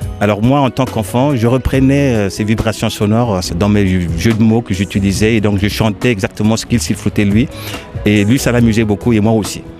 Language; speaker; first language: French; non-native, local second language; Lingala